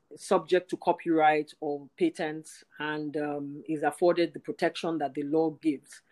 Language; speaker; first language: English; non-native, local second language; Yoruba